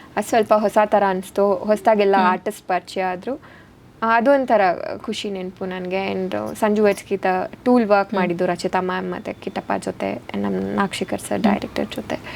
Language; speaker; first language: Kannada; native; Kannada